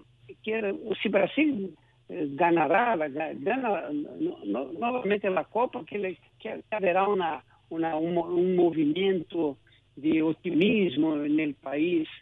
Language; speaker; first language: Spanish; non-native, local second language; Portuguese